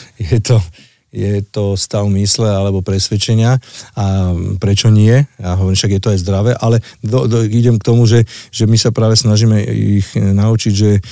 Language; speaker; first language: Slovak; native; Slovak